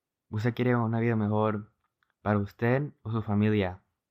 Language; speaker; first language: Spanish; early bilingual, heritage; Spanish